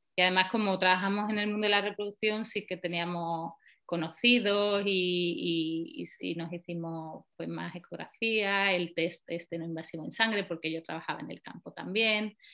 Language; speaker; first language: Spanish; native; Spanish